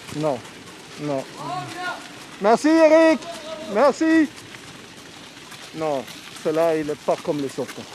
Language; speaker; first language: French; non-native, fluent; Swedish